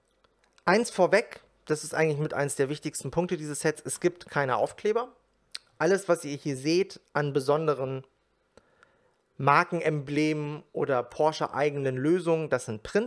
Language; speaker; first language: German; native; German